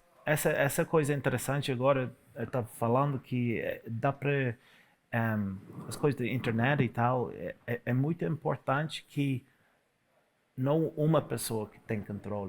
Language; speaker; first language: Portuguese; non-native, fluent; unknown